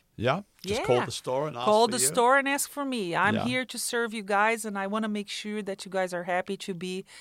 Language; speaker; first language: English; non-native, fluent; Portuguese